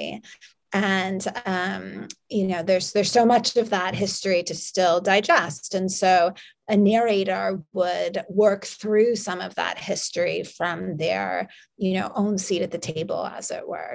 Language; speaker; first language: English; native; English